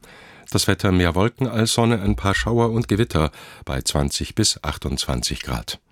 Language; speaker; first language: German; native; German